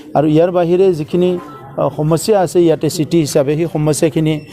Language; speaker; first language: Assamese; non-native, local second language; Bodo